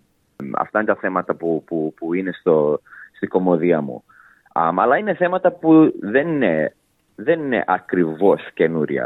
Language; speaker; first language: Greek; early bilingual, heritage; English